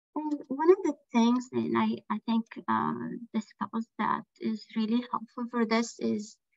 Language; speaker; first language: English; non-native, fluent; Arabic